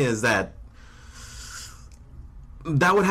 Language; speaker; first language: English; early bilingual, other home language; Spanish